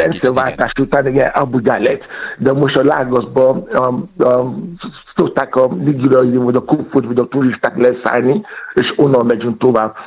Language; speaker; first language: Hungarian; non-native, learner; Yoruba